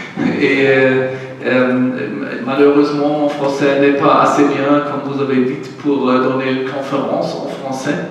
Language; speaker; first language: French; non-native, learner; German